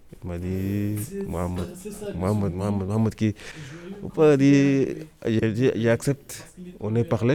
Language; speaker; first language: French; non-native, learner; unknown